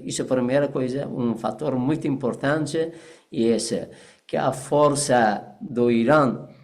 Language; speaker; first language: Portuguese; non-native, fluent; Persian